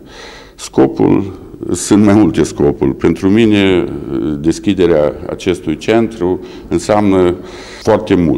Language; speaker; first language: Romanian; early bilingual, heritage; Romanian